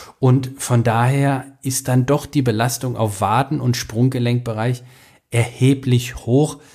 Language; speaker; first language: German; native; German